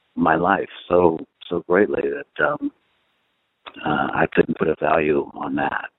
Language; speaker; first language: English; native; English